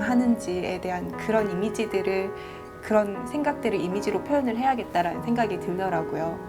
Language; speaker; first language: Korean; native; Korean